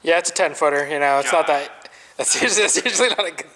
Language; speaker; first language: English; native; English